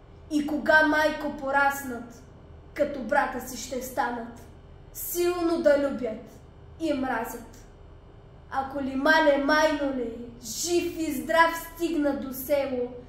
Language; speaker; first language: Bulgarian; native; Bulgarian